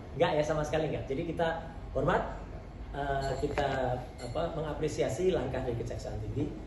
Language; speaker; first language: Indonesian; non-native, local second language; Javanese